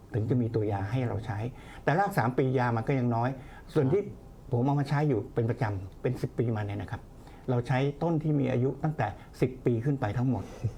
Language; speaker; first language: Thai; native; Thai